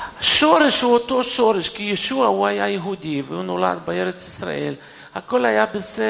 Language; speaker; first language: Hebrew; non-native, fluent; Russian